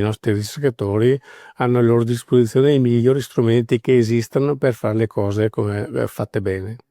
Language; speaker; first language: Italian; native; Italian